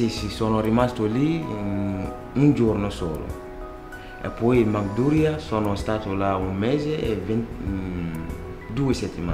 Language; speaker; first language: Italian; non-native, learner; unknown